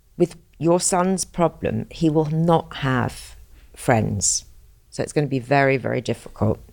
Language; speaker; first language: English; native; English